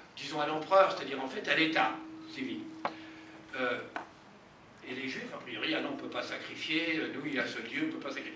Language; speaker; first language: French; native; French